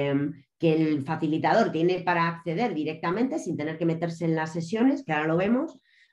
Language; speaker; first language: Spanish; native; Spanish